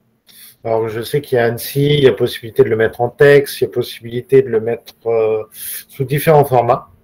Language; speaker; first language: French; native; French